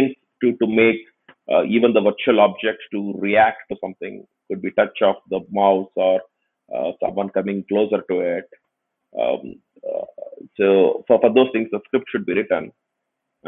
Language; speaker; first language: English; non-native, local second language; Kannada